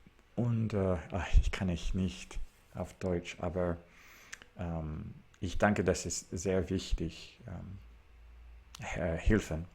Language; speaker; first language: German; non-native, learner; English